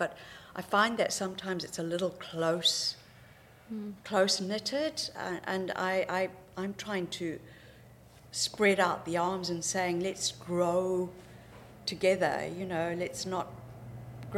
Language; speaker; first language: English; native; English